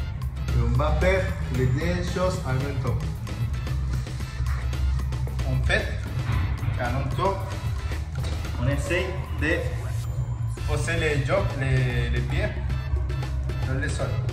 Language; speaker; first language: French; non-native, learner; Spanish